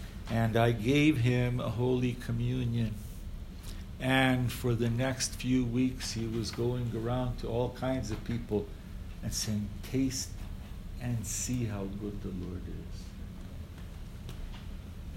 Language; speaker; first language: English; early bilingual, other home language; Ukrainian